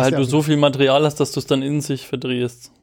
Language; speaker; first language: German; native; German